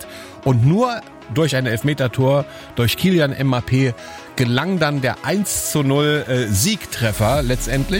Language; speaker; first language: German; native; German